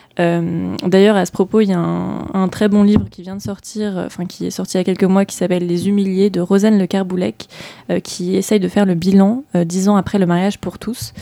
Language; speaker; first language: French; native; French